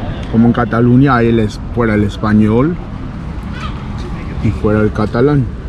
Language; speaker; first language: Spanish; early bilingual, heritage; Spanish